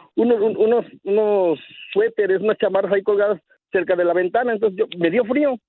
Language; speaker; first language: Spanish; native; Spanish